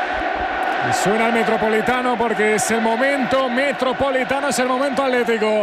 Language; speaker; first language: Spanish; native; Spanish